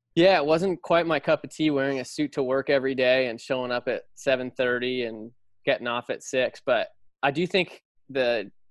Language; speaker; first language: English; native; English